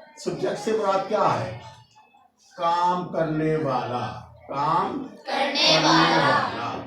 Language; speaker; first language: Urdu; non-native, local second language; Saraiki